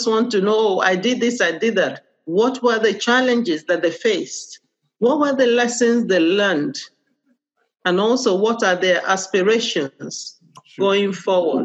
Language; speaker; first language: English; non-native, local second language; Yoruba